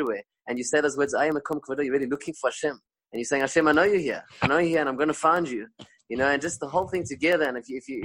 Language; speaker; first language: English; non-native, local second language; Spanish